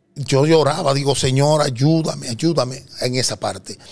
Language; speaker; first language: Spanish; native; Spanish